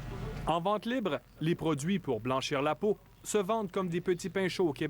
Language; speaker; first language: French; native; French